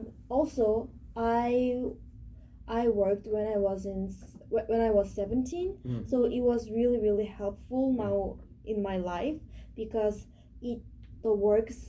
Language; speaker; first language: English; non-native, learner; Korean